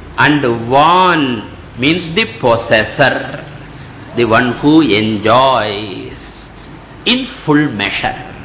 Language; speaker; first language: English; non-native, local second language; Tamil